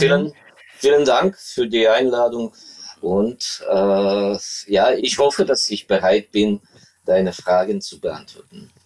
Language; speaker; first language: German; non-native, fluent; Ukrainian